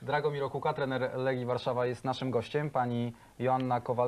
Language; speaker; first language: Polish; native; Polish